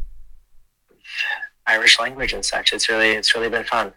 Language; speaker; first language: English; native; English